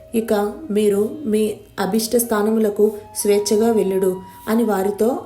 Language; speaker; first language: Telugu; native; Telugu